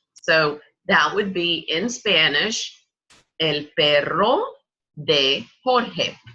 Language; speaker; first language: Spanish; non-native, fluent; English